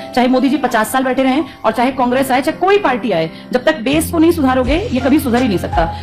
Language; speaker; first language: Hindi; native; Hindi